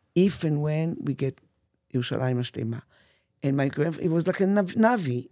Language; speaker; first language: English; non-native, fluent; Hebrew